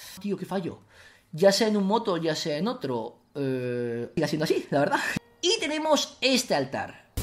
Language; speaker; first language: Spanish; native; Spanish